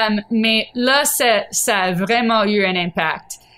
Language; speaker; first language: French; non-native, fluent; English